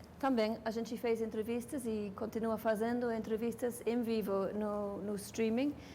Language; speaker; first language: Portuguese; non-native, fluent; English